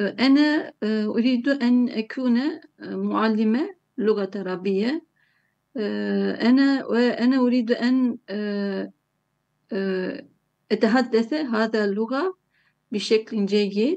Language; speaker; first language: Arabic; non-native, learner; Turkish